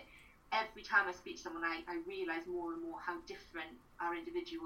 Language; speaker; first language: English; native; English